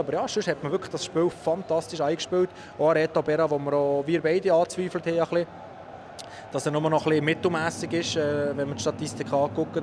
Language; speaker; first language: German; native; German